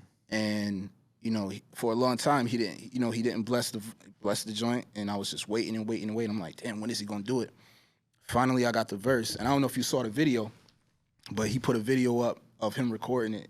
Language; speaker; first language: English; native; English